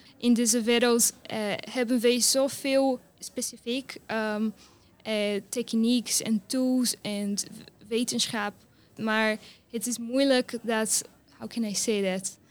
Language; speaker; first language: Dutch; non-native, learner; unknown